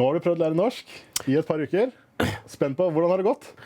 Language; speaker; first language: Norwegian; native; Norwegian